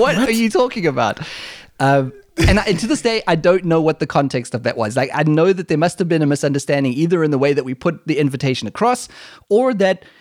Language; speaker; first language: English; native; English